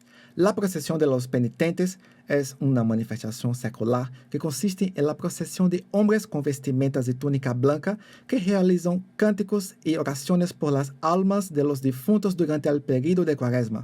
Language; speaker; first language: Spanish; non-native, fluent; Portuguese